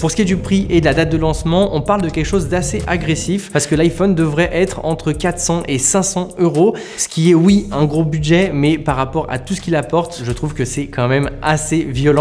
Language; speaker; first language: French; native; French